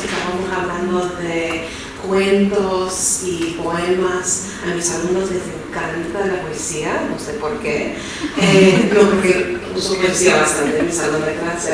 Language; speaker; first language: Spanish; non-native, fluent; English